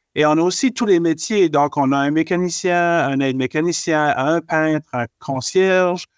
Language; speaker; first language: French; native; French